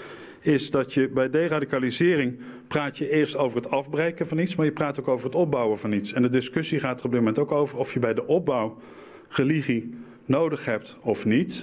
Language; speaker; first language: Dutch; native; Dutch